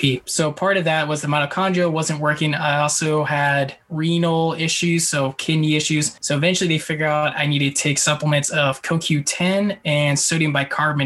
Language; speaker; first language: English; native; English